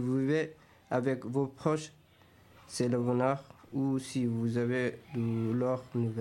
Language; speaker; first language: French; non-native, fluent; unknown